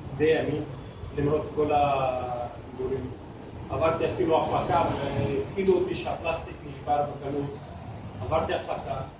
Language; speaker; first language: Hebrew; non-native, fluent; Russian